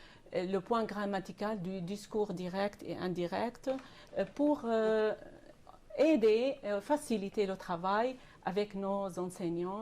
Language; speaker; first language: French; non-native, fluent; Arabic